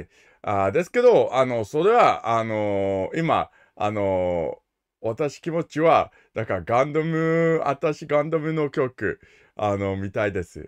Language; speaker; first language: Japanese; non-native, learner; English